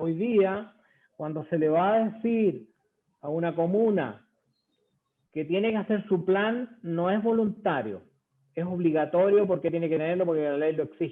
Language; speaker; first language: Spanish; native; Spanish